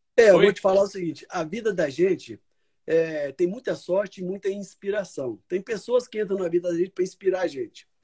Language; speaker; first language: Portuguese; native; Portuguese